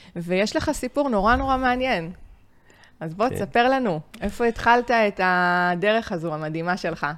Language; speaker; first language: Hebrew; native; Hebrew